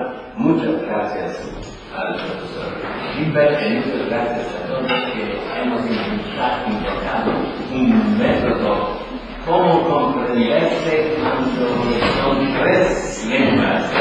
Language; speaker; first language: Spanish; non-native, learner; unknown